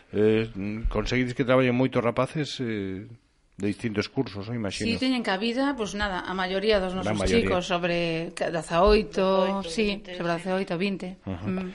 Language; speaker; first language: Galician; non-native, local second language; Spanish